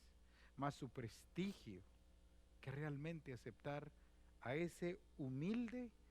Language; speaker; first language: Spanish; native; Spanish